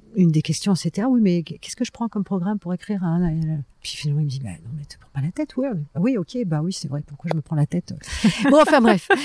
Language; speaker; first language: French; native; French